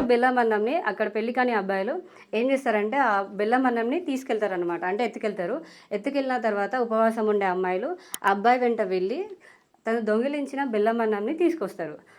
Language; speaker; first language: Telugu; non-native, local second language; Lambadi